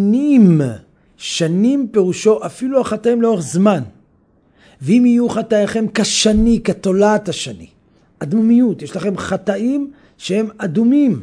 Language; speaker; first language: Hebrew; native; Hebrew